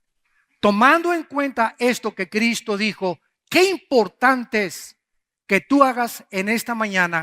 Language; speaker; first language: Spanish; native; Spanish